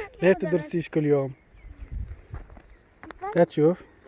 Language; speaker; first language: Arabic; native; Arabic